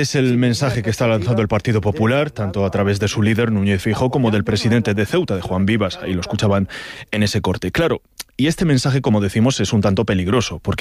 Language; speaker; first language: Spanish; native; Spanish